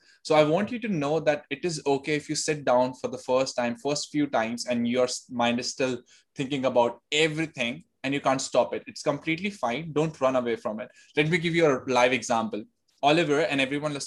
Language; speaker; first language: English; non-native, local second language; Hindi